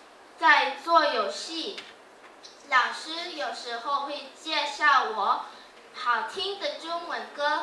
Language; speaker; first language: Chinese; non-native, learner; Thai